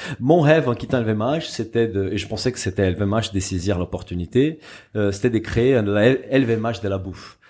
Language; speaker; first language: French; non-native, fluent; Portuguese